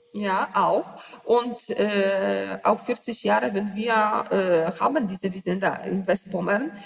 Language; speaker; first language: German; non-native, learner; Polish